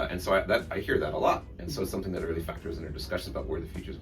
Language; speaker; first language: English; native; English